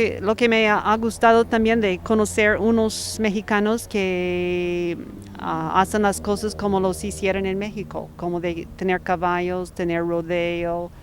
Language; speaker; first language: Spanish; non-native, fluent; English